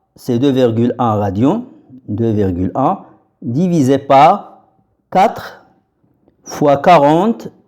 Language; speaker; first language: French; non-native, local second language; Arabic